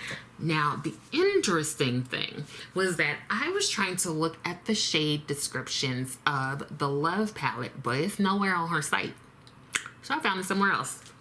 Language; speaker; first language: English; native; English